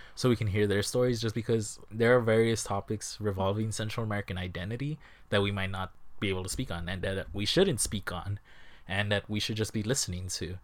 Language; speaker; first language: English; native; English